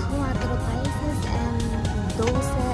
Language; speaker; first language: Spanish; non-native, learner; Japanese